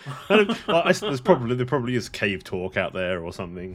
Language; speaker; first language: English; native; English